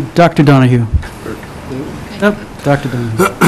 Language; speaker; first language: English; native; English